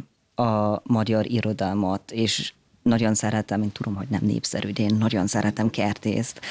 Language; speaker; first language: Hungarian; non-native, fluent; German